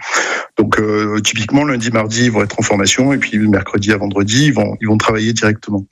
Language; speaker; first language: French; native; French